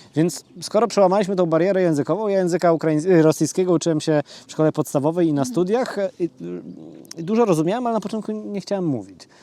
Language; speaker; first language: Polish; native; Polish